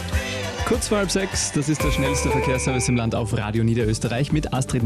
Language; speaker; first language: German; native; German